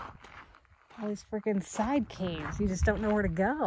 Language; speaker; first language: English; native; English